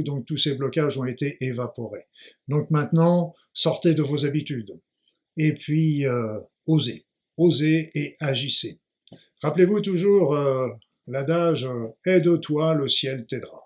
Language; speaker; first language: French; native; French